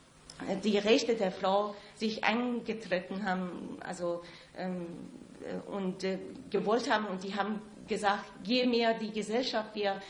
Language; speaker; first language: German; non-native, fluent; Persian